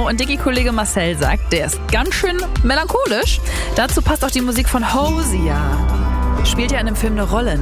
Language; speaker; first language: German; native; German